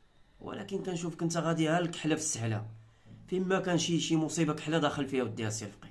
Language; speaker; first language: Arabic; native; Arabic